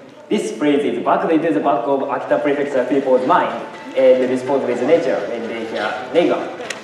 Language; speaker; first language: English; non-native, learner; Japanese